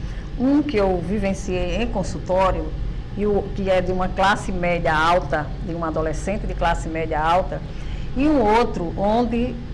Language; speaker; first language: Portuguese; native; Portuguese